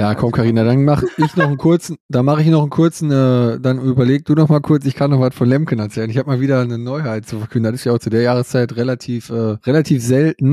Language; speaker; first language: German; native; German